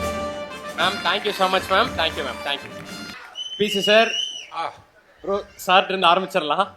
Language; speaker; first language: Tamil; native; Tamil